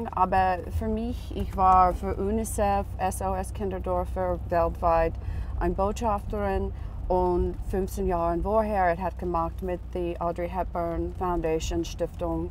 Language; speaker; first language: German; non-native, learner; English